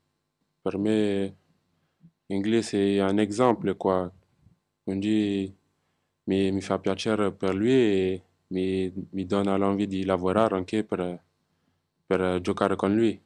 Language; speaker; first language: Italian; non-native, learner; French